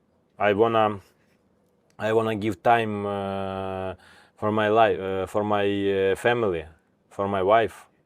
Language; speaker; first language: English; non-native, learner; Ukrainian